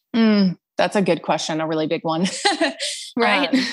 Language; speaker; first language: English; native; English